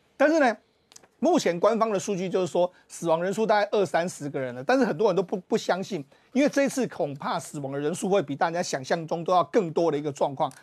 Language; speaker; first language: Chinese; native; Chinese